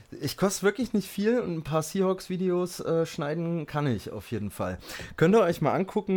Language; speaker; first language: German; native; German